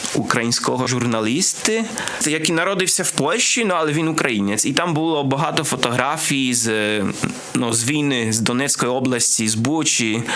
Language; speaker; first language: Ukrainian; non-native, learner; Polish